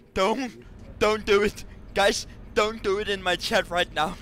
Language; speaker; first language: English; non-native, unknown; Danish